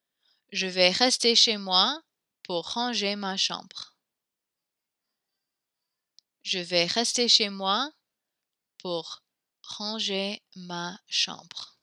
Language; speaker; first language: French; non-native, fluent; English